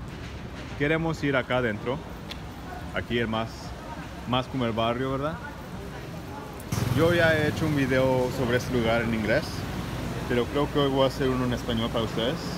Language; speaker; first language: Spanish; early bilingual, heritage; Spanish